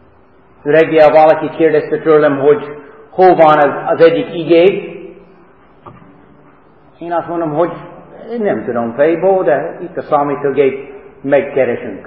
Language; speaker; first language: Hungarian; non-native, learner; English